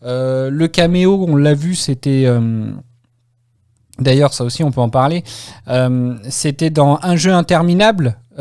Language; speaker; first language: French; native; French